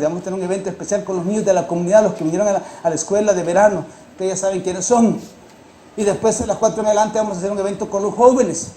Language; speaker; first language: Spanish; native; Spanish